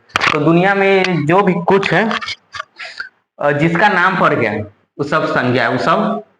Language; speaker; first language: Hindi; non-native, local second language; Bhojpuri